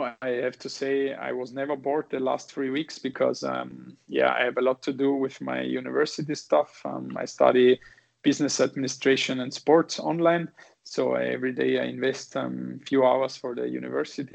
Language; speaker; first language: English; non-native, fluent; German